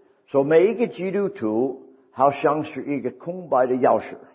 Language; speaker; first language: Chinese; non-native, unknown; English